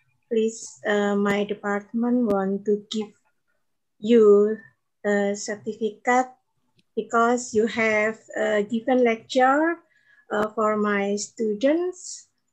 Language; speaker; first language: English; non-native, learner; Indonesian